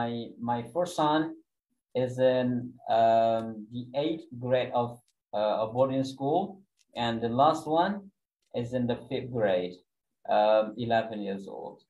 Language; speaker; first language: English; non-native, fluent; Indonesian